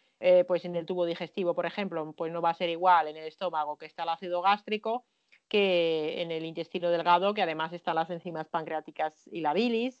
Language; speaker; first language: Spanish; non-native, fluent; Finnish